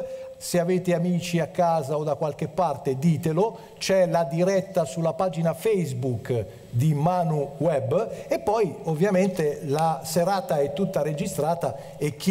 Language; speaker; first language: Italian; native; Italian